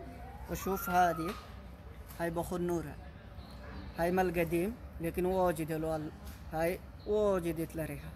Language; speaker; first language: Arabic; non-native, learner; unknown